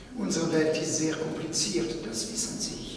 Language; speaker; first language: German; non-native, fluent; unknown